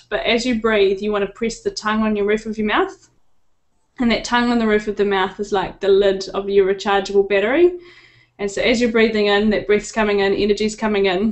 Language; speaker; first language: English; native; English